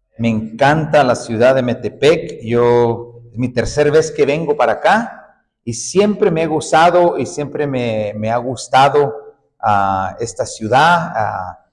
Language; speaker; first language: Spanish; early bilingual, heritage; Spanish